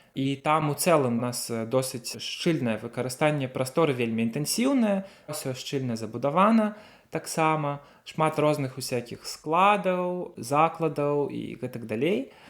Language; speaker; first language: Belarusian; native; Belarusian